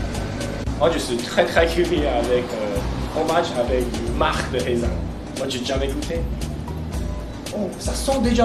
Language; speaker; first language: French; non-native, learner; Chinese